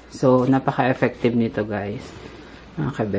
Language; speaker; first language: Filipino; native; Filipino